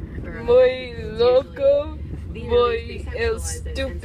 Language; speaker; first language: Spanish; non-native, learner; English